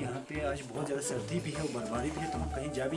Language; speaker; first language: Hindi; non-native, local second language; Balti